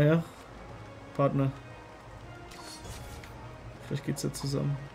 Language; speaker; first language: German; native; German